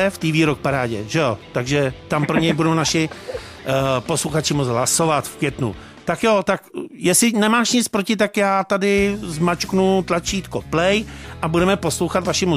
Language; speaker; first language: Czech; native; Czech